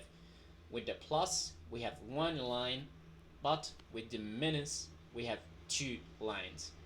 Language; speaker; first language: English; non-native, fluent; Spanish